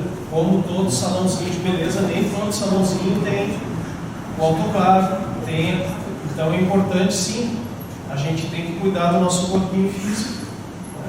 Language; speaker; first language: Portuguese; native; Portuguese